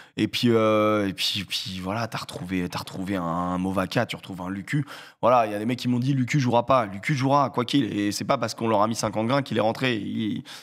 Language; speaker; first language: French; native; French